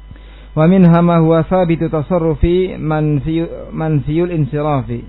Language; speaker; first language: Arabic; non-native, fluent; Indonesian